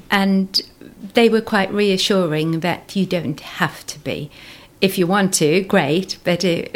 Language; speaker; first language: English; native; English